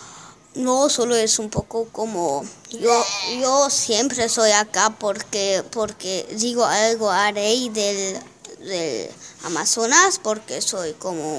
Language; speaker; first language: Spanish; non-native, learner; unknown